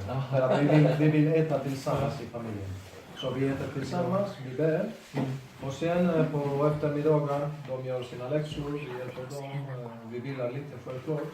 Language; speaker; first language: Swedish; non-native, fluent; Spanish